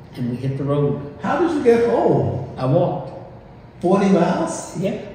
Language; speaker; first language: English; native; English